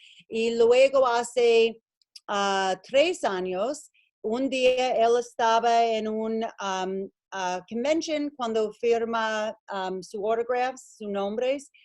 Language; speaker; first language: Spanish; non-native, learner; English